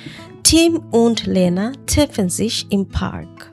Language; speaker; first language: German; non-native, learner; Bangla